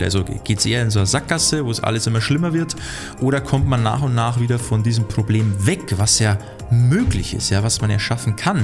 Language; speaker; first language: German; native; German